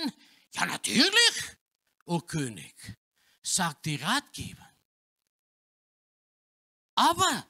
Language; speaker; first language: German; non-native, learner; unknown